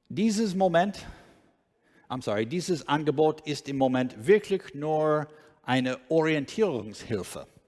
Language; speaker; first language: German; non-native, learner; English